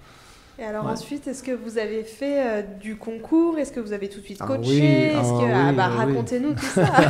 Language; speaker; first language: French; native; French